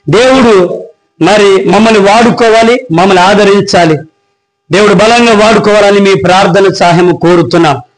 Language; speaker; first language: Telugu; non-native, local second language; Koya